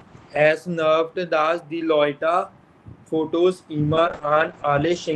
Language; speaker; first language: German; non-native, fluent; Hindi